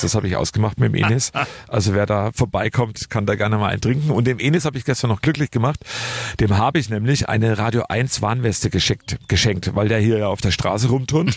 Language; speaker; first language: German; native; German